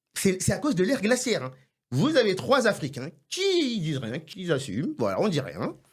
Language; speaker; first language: French; non-native, local second language; Haitian Creole